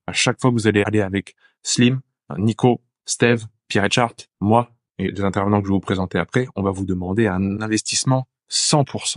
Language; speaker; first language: French; native; French